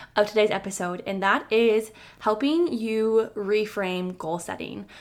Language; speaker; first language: English; native; English